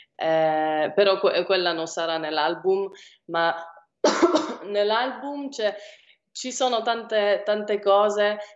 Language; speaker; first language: Italian; native; Italian